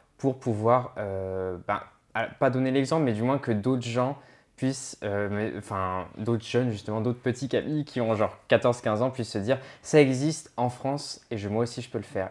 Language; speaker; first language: French; native; French